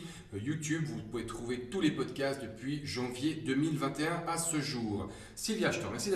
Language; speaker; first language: French; native; French